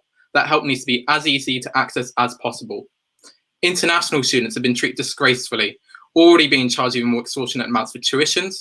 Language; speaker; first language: English; native; English